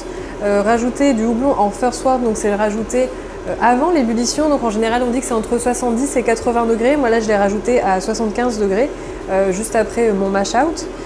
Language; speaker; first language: French; native; French